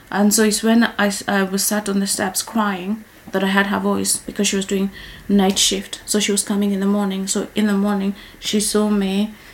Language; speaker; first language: English; non-native, local second language; Kikuyu